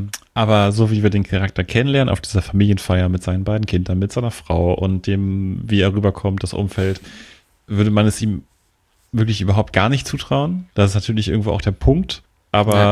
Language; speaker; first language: German; native; German